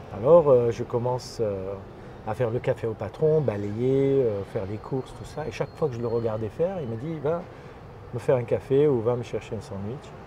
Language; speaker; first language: French; non-native, fluent; Armenian